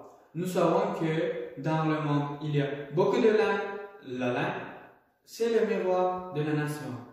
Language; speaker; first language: French; non-native, learner; Uzbek